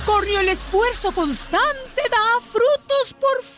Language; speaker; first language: Spanish; native; Spanish